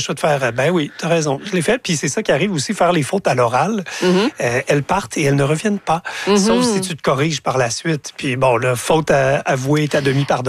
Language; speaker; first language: French; native; French